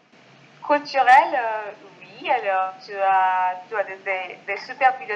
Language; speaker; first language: French; non-native, fluent; Spanish